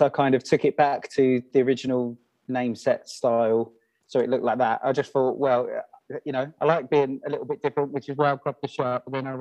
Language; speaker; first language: English; native; English